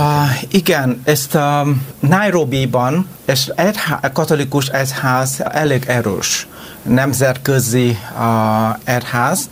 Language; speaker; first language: Hungarian; non-native, learner; Vietnamese